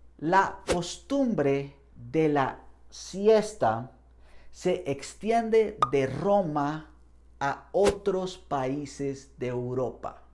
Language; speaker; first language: Spanish; non-native, fluent; English